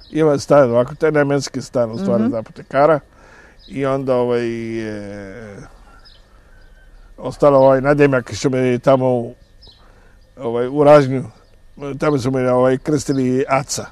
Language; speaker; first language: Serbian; non-native, fluent; Arabic